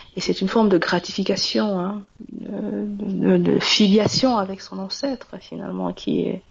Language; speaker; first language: French; non-native, local second language; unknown